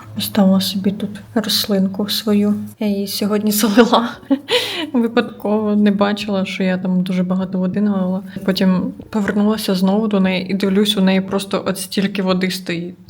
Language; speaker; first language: Ukrainian; native; Ukrainian